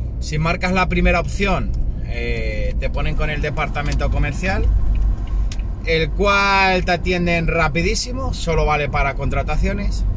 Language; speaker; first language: Spanish; native; Spanish